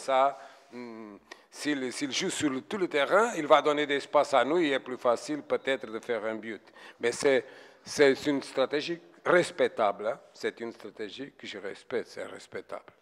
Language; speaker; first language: French; non-native, fluent; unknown